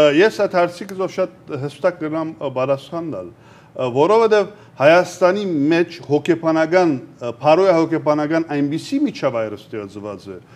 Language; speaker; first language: Armenian; early bilingual, heritage; Armenian